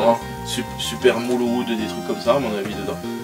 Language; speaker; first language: French; native; French